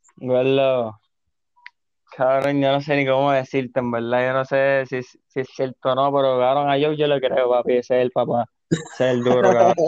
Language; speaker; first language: Spanish; native; Spanish